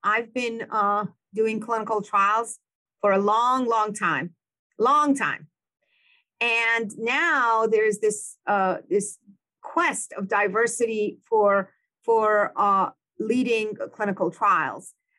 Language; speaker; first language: English; non-native, fluent; Persian